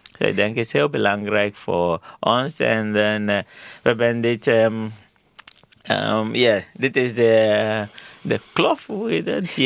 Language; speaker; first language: Dutch; non-native, learner; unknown